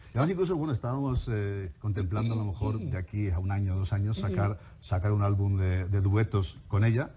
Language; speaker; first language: Spanish; native; Spanish